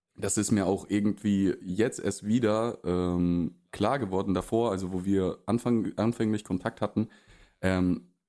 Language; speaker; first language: German; early bilingual, other home language; Russian